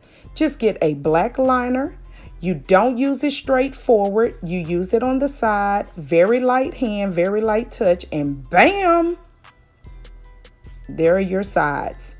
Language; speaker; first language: English; native; English